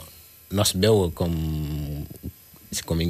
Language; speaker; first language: Catalan; non-native, learner; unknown